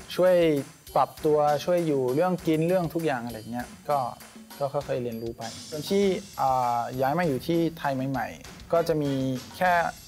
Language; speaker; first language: Thai; early bilingual, other home language; French